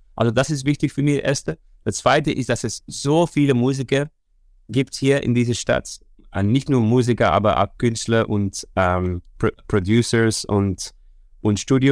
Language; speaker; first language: German; non-native, learner; Dutch